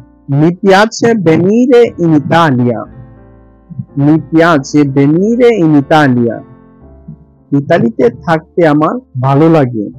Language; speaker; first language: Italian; non-native, learner; Bangla